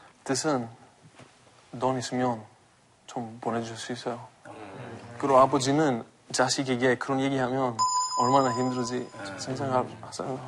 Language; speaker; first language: Korean; non-native, fluent; Greek